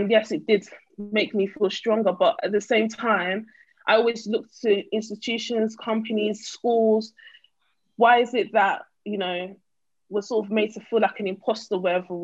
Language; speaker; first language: English; native; English